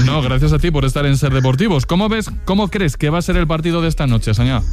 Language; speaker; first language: Spanish; native; Spanish